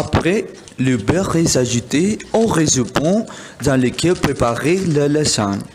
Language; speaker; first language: French; non-native, learner; Spanish